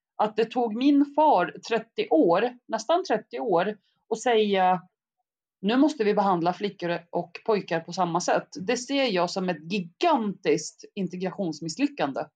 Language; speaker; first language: Swedish; early bilingual, other home language; Arabic